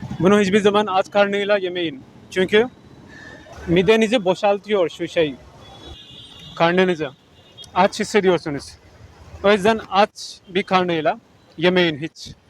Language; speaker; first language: Turkish; non-native, fluent; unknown